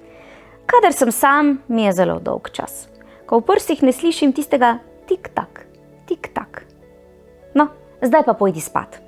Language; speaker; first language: Slovenian; native; Slovenian